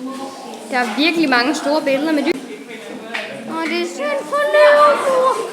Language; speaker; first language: Danish; native; Danish